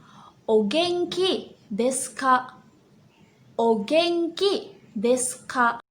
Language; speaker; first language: Japanese; non-native, learner; Sinhala